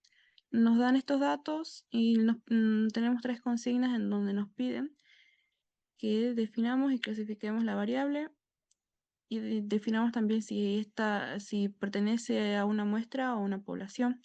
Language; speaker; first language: Spanish; native; Spanish